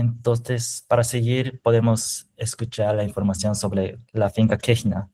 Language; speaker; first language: Spanish; non-native, fluent; Japanese